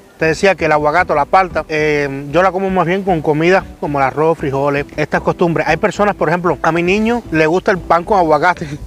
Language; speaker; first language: Spanish; native; Spanish